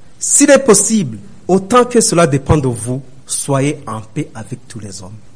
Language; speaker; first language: French; non-native, local second language; Rundi